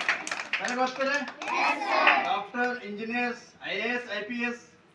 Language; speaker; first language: Kannada; native; Kannada